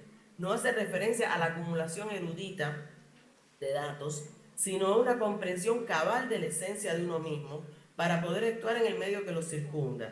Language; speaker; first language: Spanish; native; Spanish